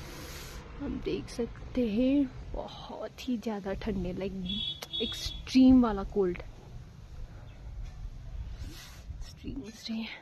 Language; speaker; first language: Hindi; non-native, local second language; Nepali